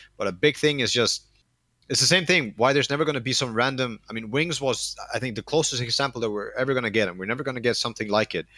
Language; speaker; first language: English; non-native, fluent; Danish